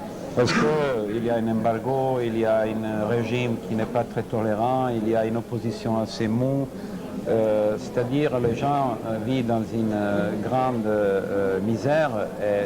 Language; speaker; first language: French; non-native, fluent; Serbian